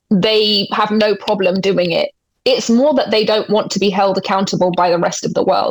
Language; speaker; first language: English; native; English